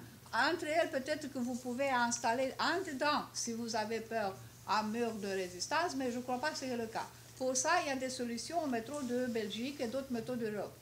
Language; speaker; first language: French; non-native, fluent; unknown